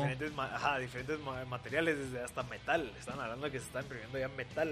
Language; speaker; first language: Spanish; native; Spanish